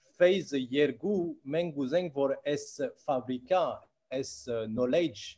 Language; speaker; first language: Armenian; early bilingual, heritage; Armenian